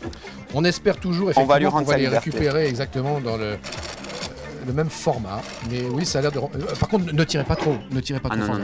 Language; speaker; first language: French; native; French